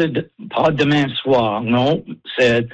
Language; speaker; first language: French; non-native, learner; English